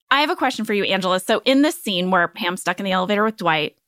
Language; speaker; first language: English; native; English